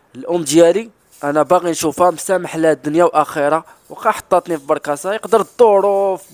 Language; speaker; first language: Arabic; non-native, local second language; Spanish